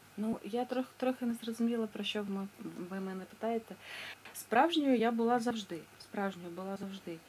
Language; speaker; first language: Ukrainian; non-native, local second language; Russian